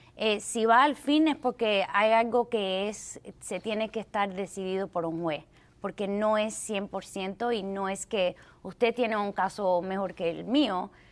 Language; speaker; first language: Spanish; early bilingual, heritage; Spanish